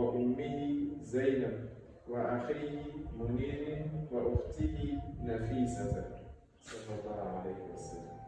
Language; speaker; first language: Arabic; non-native, fluent; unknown